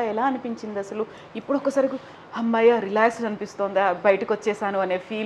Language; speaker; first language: Telugu; native; Telugu